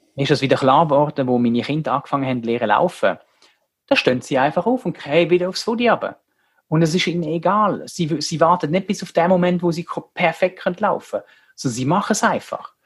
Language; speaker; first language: German; native; German